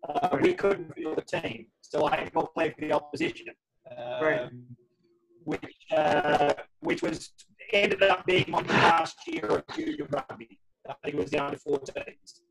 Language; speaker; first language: English; native; English